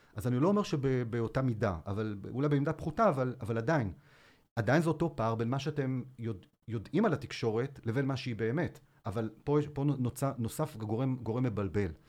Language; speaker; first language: Hebrew; native; Hebrew